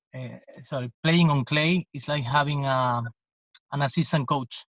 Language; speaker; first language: English; non-native, fluent; Spanish